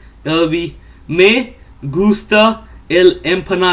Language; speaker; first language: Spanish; non-native, learner; English